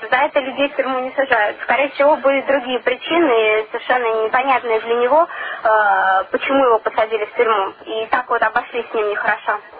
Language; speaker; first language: Russian; native; Russian